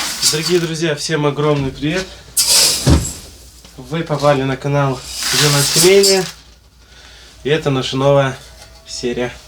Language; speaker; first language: Russian; native; Russian